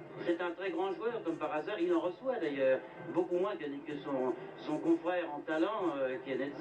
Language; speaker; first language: French; native; French